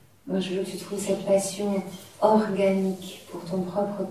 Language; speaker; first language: French; native; French